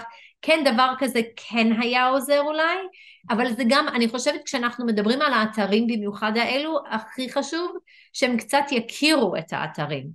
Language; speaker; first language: Hebrew; non-native, fluent; English